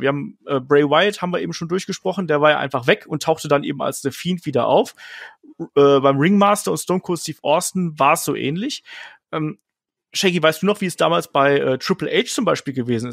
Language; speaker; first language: German; native; German